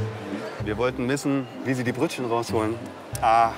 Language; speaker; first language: German; native; German